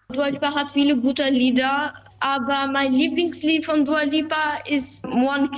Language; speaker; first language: German; non-native, fluent; Albanian